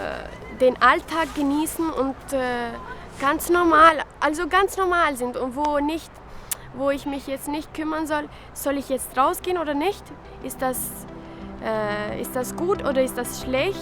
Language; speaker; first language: German; non-native, fluent; Albanian